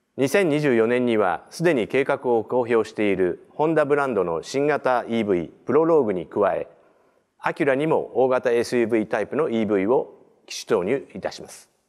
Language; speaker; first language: Japanese; native; Japanese